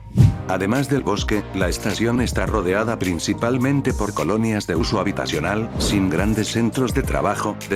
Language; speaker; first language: Spanish; native; Spanish